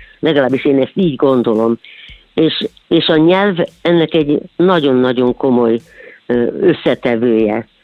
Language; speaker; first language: Hungarian; native; Hungarian